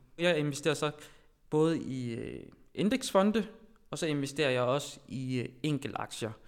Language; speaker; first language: Danish; early bilingual, other home language; Haitian Creole